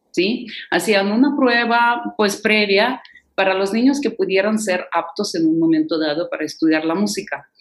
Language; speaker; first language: Spanish; non-native, fluent; Russian